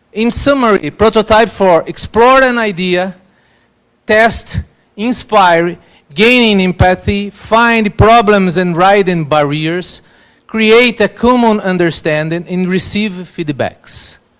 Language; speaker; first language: English; non-native, learner; Portuguese